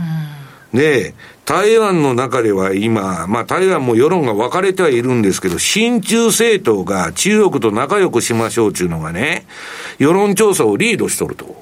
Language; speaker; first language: Japanese; native; Japanese